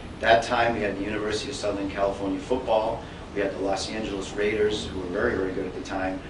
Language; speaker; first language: English; native; English